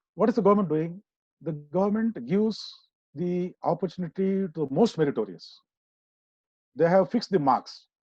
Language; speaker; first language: English; non-native, local second language; Kannada